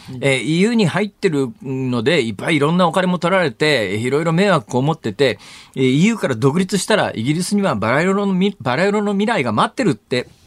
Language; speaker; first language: Japanese; native; Japanese